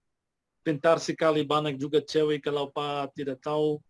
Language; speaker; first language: Indonesian; non-native, fluent; Arabic